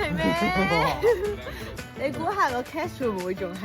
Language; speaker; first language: Cantonese; native; Cantonese